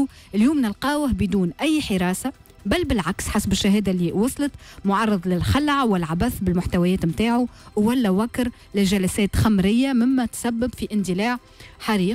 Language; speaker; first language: Arabic; native; Arabic